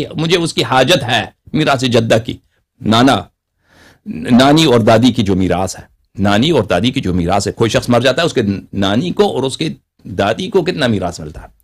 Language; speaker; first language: Urdu; non-native, local second language; Persian